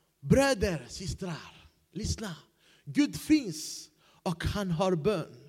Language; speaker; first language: Swedish; non-native, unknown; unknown